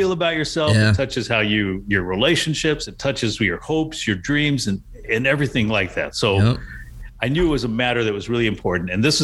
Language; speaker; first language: English; native; English